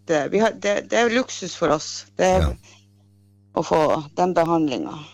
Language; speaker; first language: Norwegian; native; Norwegian